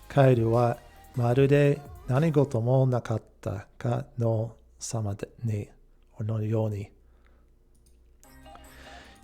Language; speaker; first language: Japanese; non-native, fluent; English